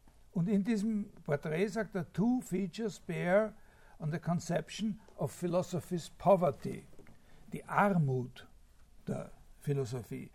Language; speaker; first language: German; native; German